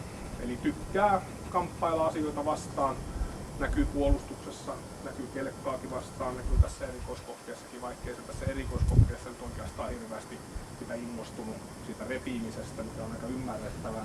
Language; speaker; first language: Finnish; native; Finnish